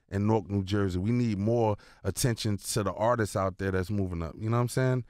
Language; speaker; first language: English; native; English